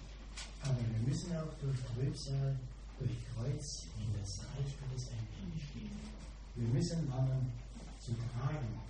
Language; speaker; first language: German; non-native, fluent; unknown